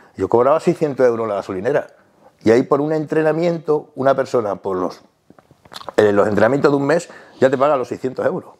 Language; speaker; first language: Spanish; native; Spanish